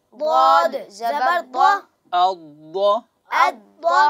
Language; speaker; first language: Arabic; non-native, learner; Urdu